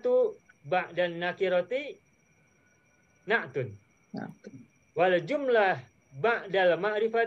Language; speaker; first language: Arabic; non-native, fluent; Indonesian